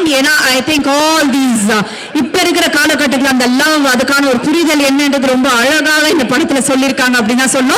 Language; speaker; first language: Tamil; native; Tamil